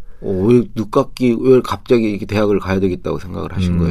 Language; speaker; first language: Korean; native; Korean